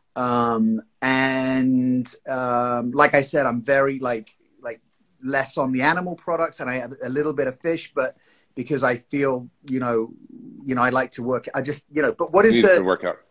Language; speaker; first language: English; native; English